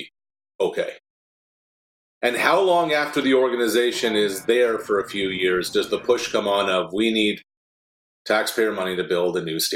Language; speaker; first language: English; native; English